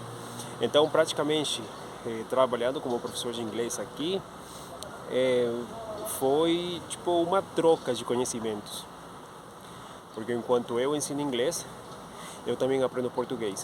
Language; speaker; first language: Portuguese; non-native, fluent; Spanish